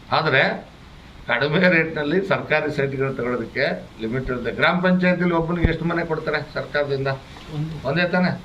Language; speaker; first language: Kannada; native; Kannada